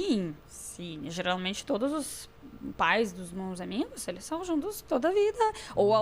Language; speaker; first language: Portuguese; non-native, fluent; Russian